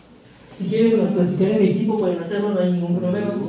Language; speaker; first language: Spanish; native; Spanish